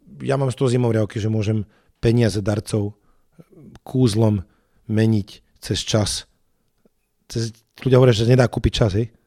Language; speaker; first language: Slovak; native; Slovak